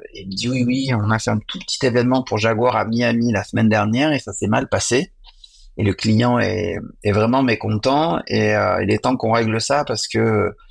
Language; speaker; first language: French; native; French